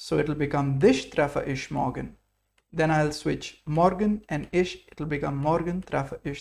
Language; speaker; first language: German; non-native, fluent; English